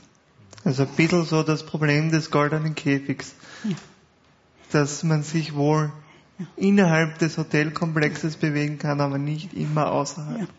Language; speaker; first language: German; native; German